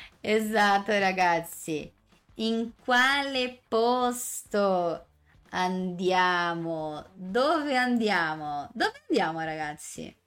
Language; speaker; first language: Italian; non-native, fluent; Portuguese